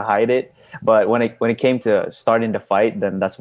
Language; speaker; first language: English; non-native, local second language; Cebuano